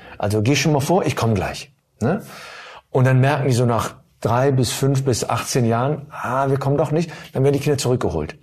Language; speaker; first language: German; early bilingual, other home language; Turkish